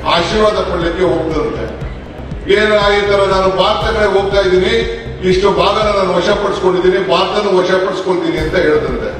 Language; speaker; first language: Kannada; native; Kannada